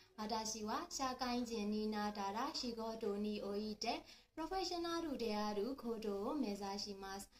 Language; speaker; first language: Japanese; non-native, learner; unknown